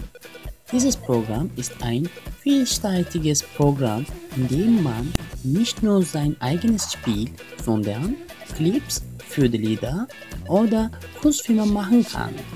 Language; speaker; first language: German; non-native, learner; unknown